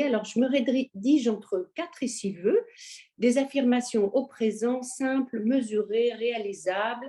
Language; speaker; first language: French; native; French